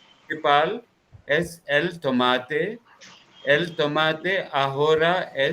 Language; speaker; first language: Spanish; non-native, learner; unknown